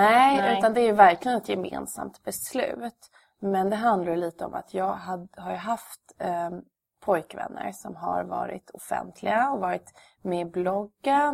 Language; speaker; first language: Swedish; native; Swedish